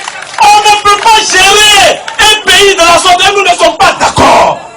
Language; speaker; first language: French; non-native, local second language; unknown